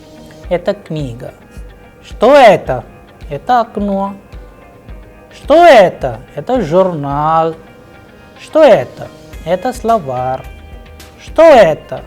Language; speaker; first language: Russian; non-native, fluent; Hindi